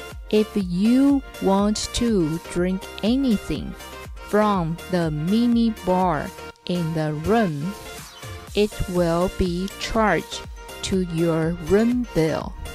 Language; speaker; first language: English; non-native, fluent; Chinese